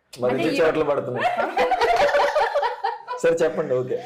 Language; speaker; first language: Telugu; native; Telugu